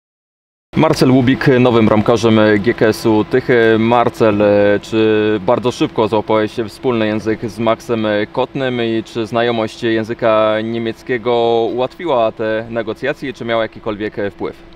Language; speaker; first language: Polish; native; Polish